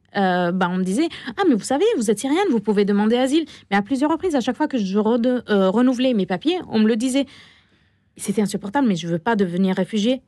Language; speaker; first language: French; non-native, fluent; Arabic